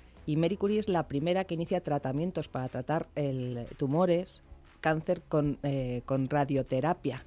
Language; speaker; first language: Spanish; native; Spanish